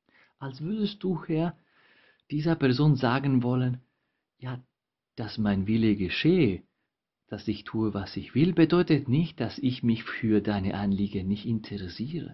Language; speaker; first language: German; non-native, fluent; Spanish